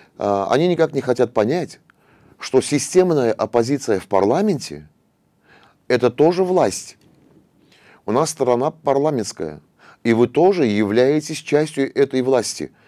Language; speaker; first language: Russian; non-native, local second language; Armenian